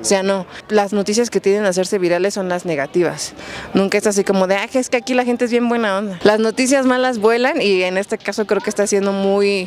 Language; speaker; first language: Spanish; native; Spanish